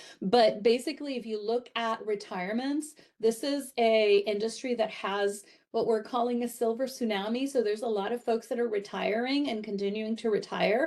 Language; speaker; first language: English; native; English